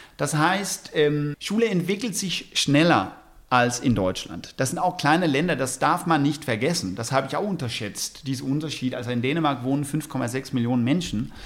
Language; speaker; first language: German; non-native, fluent; Danish